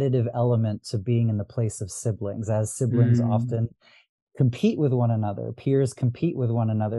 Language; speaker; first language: English; early bilingual, other home language; Arabic